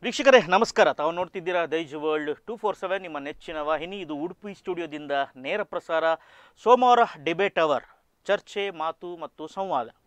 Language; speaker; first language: Kannada; native; Kannada